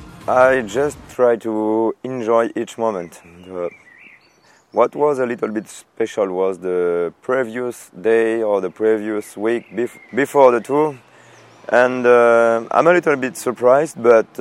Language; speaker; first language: English; non-native, fluent; French